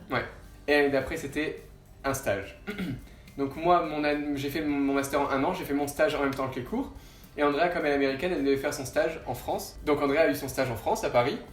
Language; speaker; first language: French; native; French